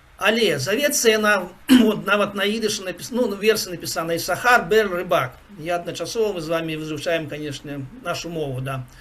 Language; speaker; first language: Belarusian; non-native, local second language; Russian